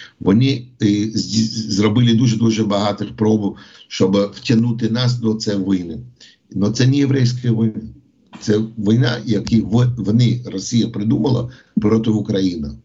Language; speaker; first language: Ukrainian; non-native, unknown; English